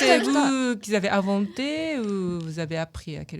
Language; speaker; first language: French; non-native, learner; Japanese